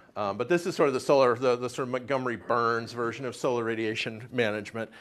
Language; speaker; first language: English; native; English